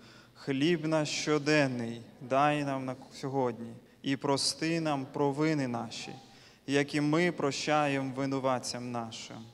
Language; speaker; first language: Ukrainian; native; Ukrainian